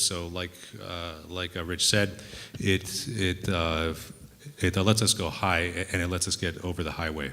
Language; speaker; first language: English; native; English